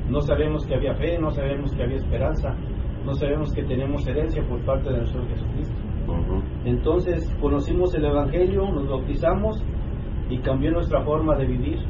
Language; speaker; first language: Spanish; native; Spanish